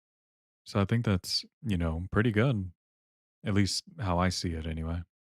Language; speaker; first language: English; native; English